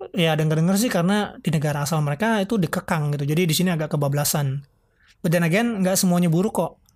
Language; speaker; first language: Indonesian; native; Indonesian